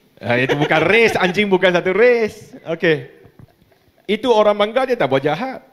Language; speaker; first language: Malay; non-native, local second language; Chinese